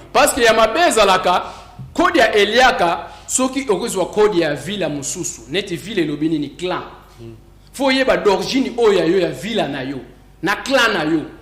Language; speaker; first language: Lingala; non-native, local second language; Kongo